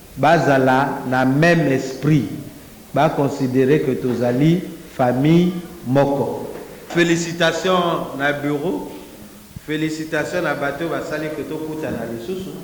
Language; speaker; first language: Lingala; native; Lingala